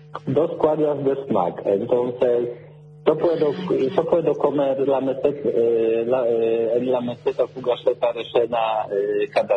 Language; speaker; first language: Spanish; non-native, learner; Polish